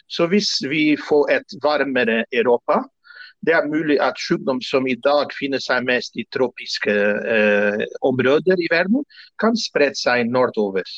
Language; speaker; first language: Norwegian; non-native, fluent; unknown